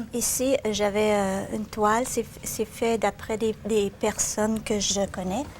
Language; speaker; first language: French; native; French